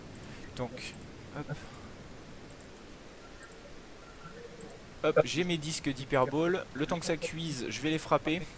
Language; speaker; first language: French; native; French